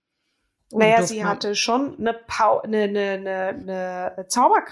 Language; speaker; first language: German; native; German